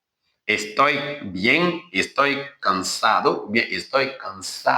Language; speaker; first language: Spanish; non-native, learner; Haitian Creole